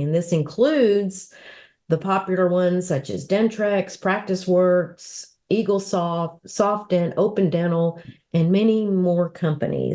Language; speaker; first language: English; native; English